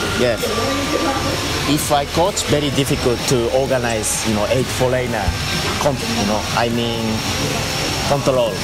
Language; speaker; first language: English; non-native, learner; Japanese